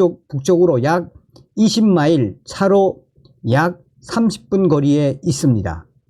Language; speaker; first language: Korean; native; Korean